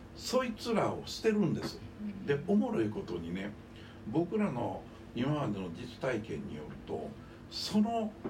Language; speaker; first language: Japanese; native; Japanese